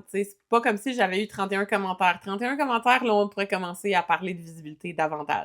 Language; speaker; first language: French; native; French